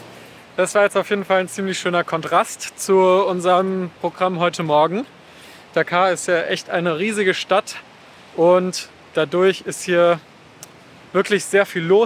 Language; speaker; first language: German; native; German